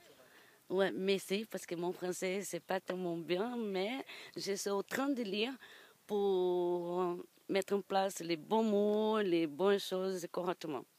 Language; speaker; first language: French; non-native, learner; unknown